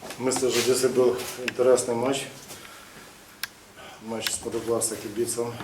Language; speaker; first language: Polish; non-native, learner; Ukrainian